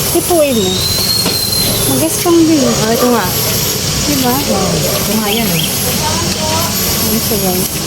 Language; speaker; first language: Filipino; native; Filipino